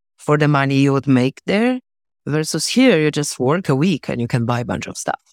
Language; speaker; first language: English; non-native, fluent; Polish